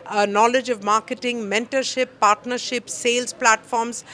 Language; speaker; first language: English; non-native, local second language; Telugu